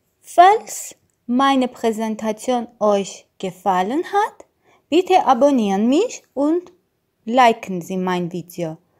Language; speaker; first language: German; non-native, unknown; Russian